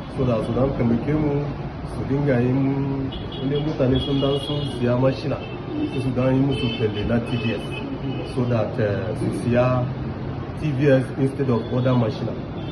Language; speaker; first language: Hausa; non-native, local second language; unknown